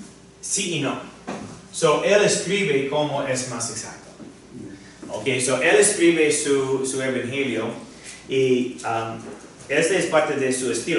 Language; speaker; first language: Spanish; non-native, fluent; English